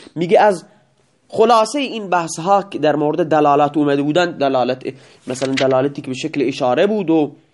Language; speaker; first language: Persian; non-native, local second language; Baluchi